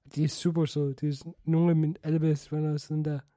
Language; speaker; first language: Danish; native; Danish